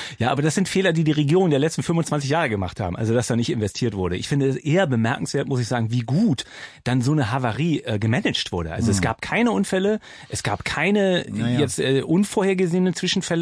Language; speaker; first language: German; native; German